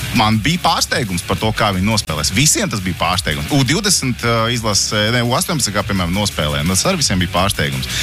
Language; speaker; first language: Latvian; native; Latvian